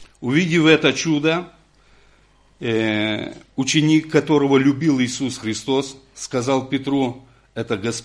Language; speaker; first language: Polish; non-native, learner; Ukrainian